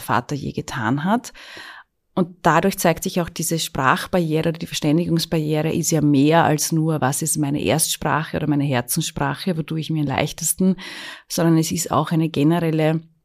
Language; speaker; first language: German; native; German